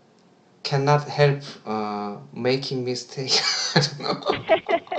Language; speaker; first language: English; non-native, learner; Korean